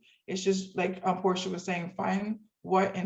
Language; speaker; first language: English; native; English